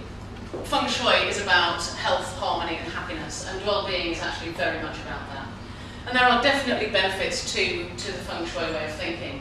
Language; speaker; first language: English; native; English